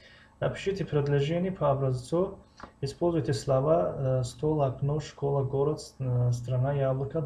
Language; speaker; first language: Russian; non-native, fluent; Tajik